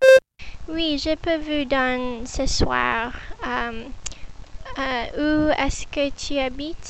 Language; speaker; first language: French; non-native, learner; English